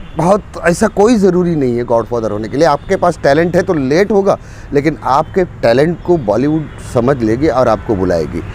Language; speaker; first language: Hindi; non-native, local second language; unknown